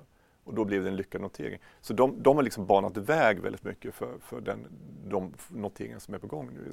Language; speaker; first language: Swedish; native; Swedish